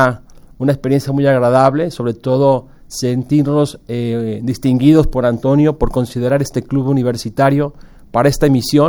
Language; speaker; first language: Spanish; native; Spanish